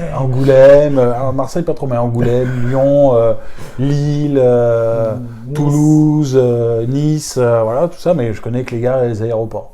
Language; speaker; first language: French; native; French